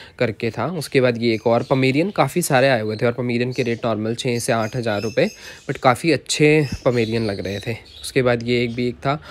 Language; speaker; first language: Hindi; native; Hindi